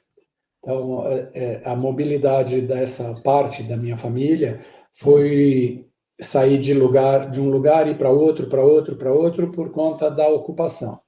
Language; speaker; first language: Portuguese; early bilingual, other home language; Guarani